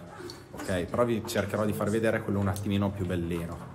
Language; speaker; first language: Italian; native; Italian